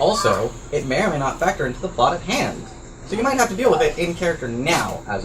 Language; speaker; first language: English; native; English